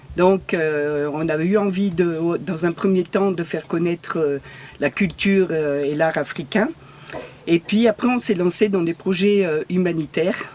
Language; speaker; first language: French; native; French